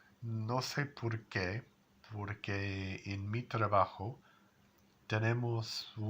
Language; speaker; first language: Spanish; non-native, learner; English